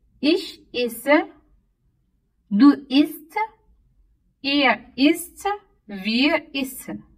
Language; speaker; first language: German; non-native, learner; Arabic